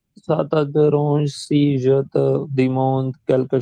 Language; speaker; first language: French; non-native, learner; Punjabi